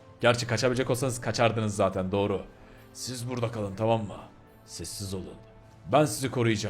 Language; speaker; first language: Turkish; native; Turkish